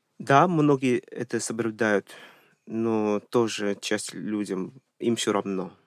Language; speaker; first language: Russian; non-native, fluent; Chinese